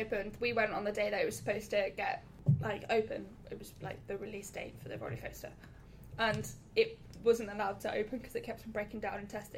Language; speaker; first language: English; native; English